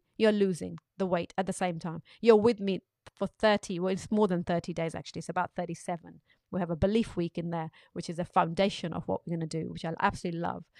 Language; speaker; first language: English; non-native, local second language; Urdu